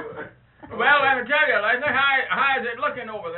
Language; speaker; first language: English; native; English